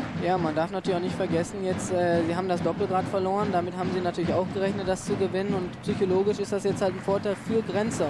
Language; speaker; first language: German; native; German